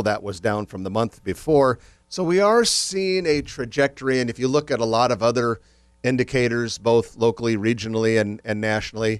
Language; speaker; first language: English; native; English